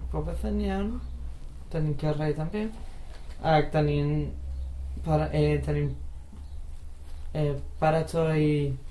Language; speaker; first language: Welsh; non-native, learner; Spanish